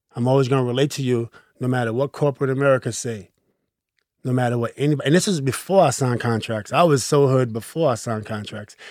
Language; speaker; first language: English; early bilingual, other home language; Akan